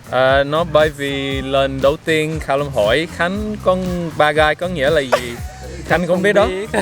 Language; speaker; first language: Vietnamese; non-native, learner; English